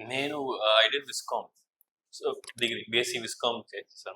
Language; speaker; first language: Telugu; non-native, learner; Tamil